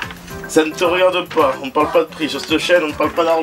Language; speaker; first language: French; native; French